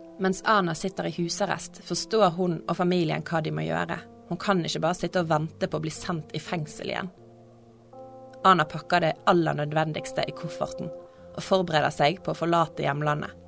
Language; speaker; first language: Norwegian; native; Norwegian